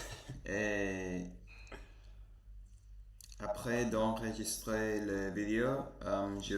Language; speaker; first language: French; non-native, learner; Spanish